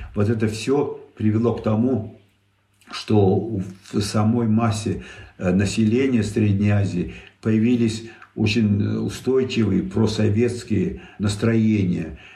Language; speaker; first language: Russian; non-native, local second language; Tajik